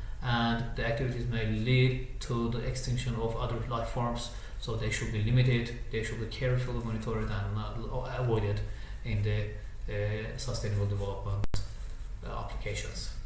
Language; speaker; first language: English; non-native, fluent; Turkish